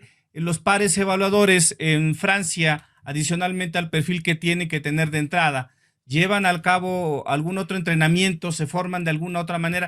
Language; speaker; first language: Spanish; native; Spanish